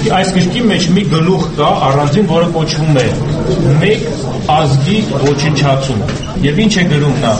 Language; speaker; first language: Armenian; native; Armenian